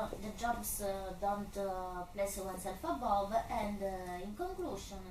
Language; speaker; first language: English; non-native, learner; Italian